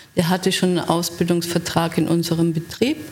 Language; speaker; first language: German; native; German